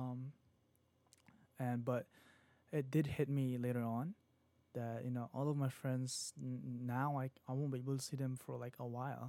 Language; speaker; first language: English; non-native, local second language; Filipino